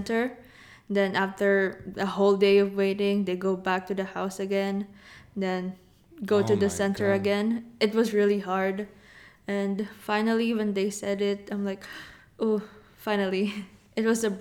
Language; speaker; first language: English; non-native, local second language; Filipino